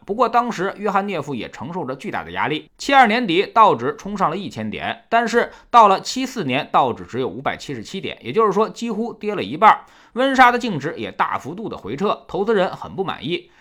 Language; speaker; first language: Chinese; native; Chinese